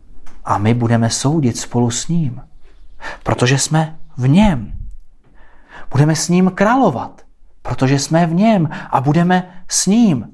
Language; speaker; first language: Czech; native; Czech